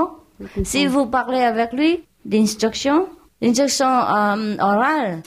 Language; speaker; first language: French; non-native, learner; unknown